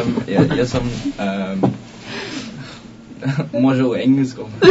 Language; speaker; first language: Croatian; non-native, learner; Dutch